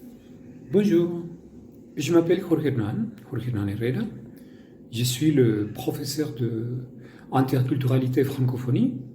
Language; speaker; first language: French; non-native, fluent; Spanish